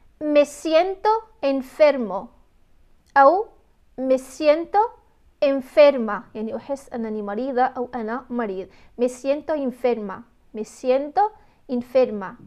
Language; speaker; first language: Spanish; non-native, fluent; Arabic